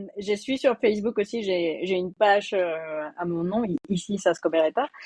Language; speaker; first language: French; non-native, fluent; Spanish